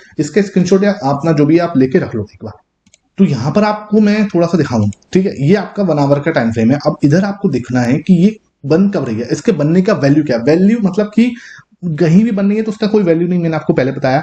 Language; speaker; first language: Hindi; native; Hindi